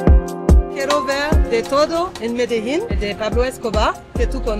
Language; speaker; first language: Spanish; non-native, learner; French